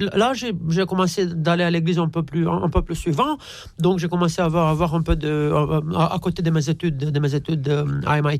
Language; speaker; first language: French; non-native, fluent; Romanian